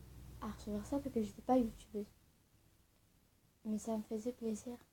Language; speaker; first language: French; early bilingual, other home language; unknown